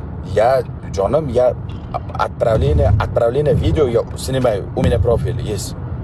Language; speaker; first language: Russian; non-native, learner; Uzbek